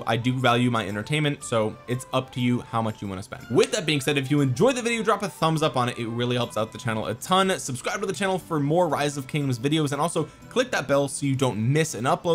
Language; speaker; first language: English; native; English